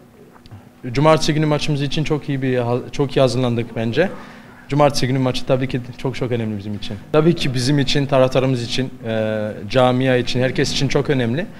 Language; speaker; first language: Turkish; early bilingual, heritage; Turkish